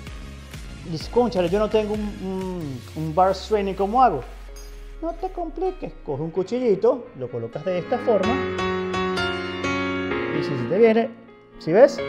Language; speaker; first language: Spanish; native; Spanish